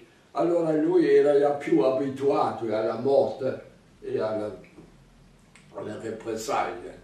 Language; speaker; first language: Italian; non-native, fluent; German